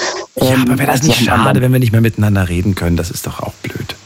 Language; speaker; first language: German; native; German